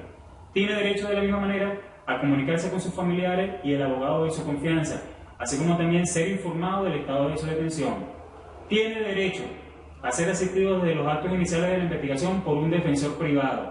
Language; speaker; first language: Spanish; native; Spanish